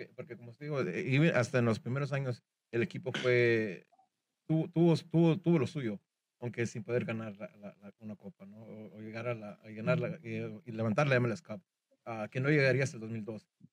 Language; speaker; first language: Spanish; early bilingual, heritage; Spanish